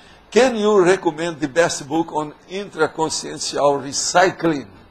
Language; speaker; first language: English; non-native, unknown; Portuguese